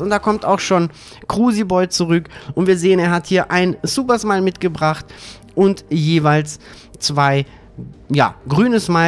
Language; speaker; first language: German; native; German